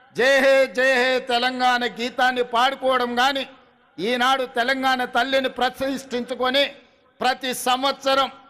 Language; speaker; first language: Telugu; native; Telugu